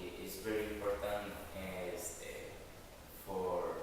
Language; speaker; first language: English; non-native, learner; Spanish